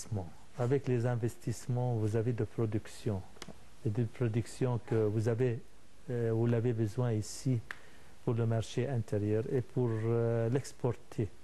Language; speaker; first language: French; non-native, fluent; Arabic